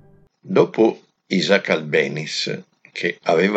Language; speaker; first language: Italian; native; Italian